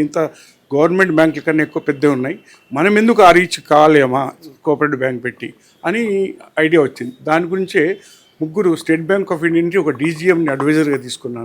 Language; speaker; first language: Telugu; native; Telugu